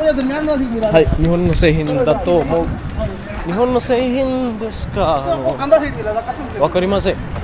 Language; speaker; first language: Japanese; non-native, learner; Sinhala